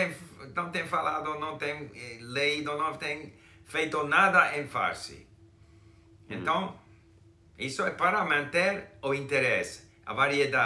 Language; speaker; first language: Portuguese; non-native, fluent; English